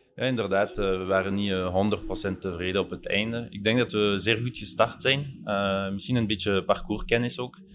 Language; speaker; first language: Dutch; non-native, fluent; Luxembourgish